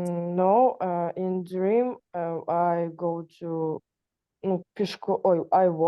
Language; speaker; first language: English; non-native, learner; Russian